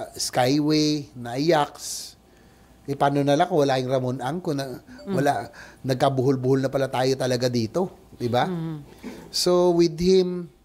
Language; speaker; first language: Filipino; native; Filipino